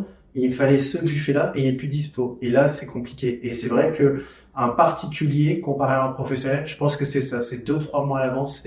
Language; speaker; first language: French; native; French